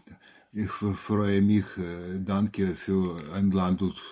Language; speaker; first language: German; non-native, learner; Russian